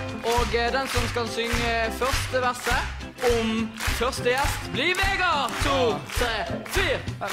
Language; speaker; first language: Norwegian; native; Norwegian